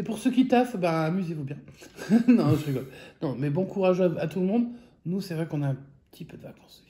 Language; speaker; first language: French; native; French